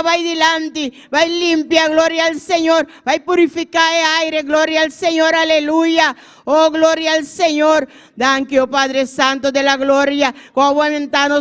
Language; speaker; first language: Spanish; non-native, learner; Papiamento